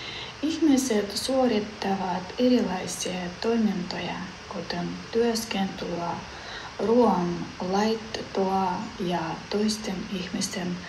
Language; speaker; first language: Finnish; non-native, learner; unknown